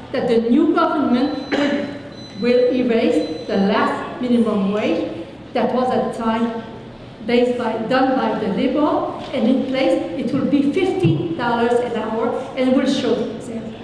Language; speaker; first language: English; non-native, fluent; French